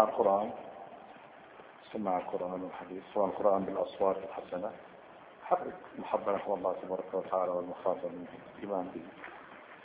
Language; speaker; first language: Arabic; native; Arabic